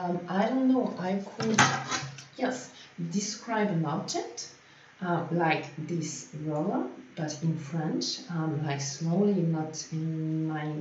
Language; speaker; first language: English; non-native, fluent; French